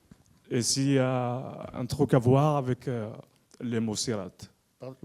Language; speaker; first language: French; non-native, learner; Spanish